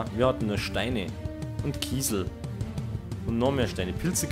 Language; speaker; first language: German; native; German